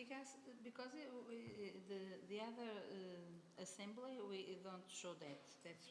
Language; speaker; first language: English; non-native, learner; Portuguese